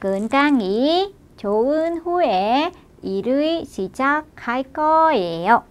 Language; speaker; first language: Korean; non-native, fluent; Vietnamese